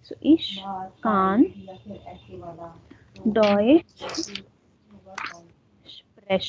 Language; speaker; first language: German; non-native, fluent; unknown